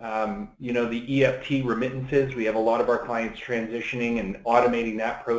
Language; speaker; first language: English; native; English